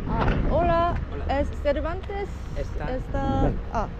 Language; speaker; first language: Spanish; non-native, learner; Korean